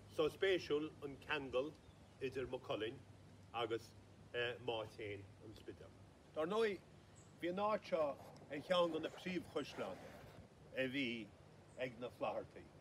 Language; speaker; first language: Irish; native; Irish